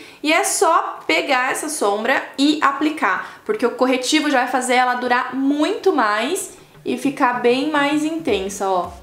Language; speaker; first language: Portuguese; native; Portuguese